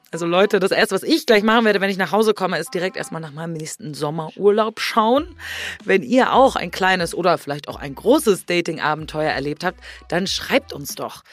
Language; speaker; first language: German; native; German